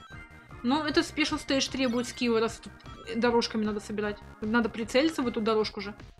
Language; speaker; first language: Russian; native; Russian